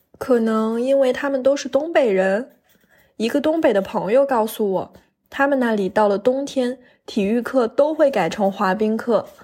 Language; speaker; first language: Chinese; native; Chinese